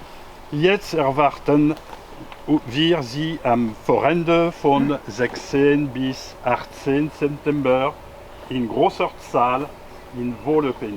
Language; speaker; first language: German; non-native, learner; French